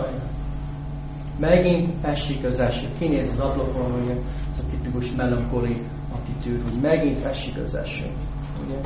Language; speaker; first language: Hungarian; non-native, fluent; English